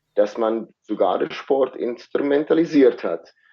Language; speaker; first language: German; non-native, fluent; Afrikaans